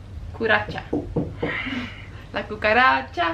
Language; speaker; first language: Spanish; non-native, learner; English